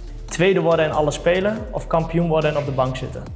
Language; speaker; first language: Dutch; native; Dutch